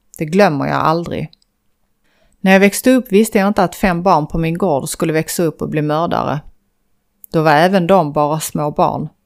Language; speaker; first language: Swedish; early bilingual, other home language; Persian